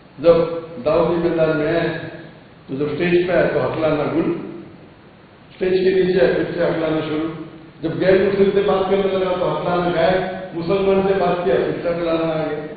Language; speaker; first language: Urdu; non-native, local second language; Konkani